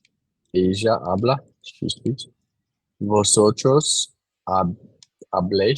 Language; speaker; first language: Spanish; non-native, learner; English